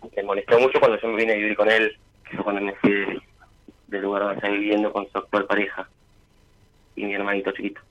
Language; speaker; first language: Spanish; native; Spanish